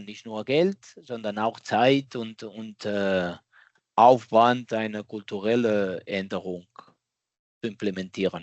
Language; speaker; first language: German; non-native, fluent; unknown